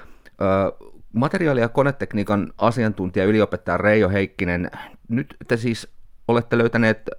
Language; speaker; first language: Finnish; native; Finnish